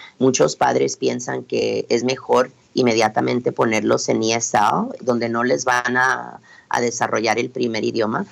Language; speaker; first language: Spanish; early bilingual, heritage; Spanish